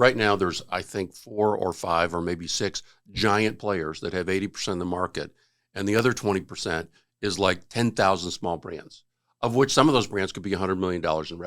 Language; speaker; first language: English; native; English